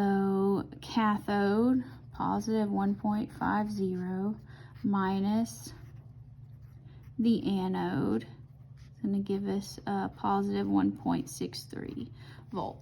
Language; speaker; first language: English; native; English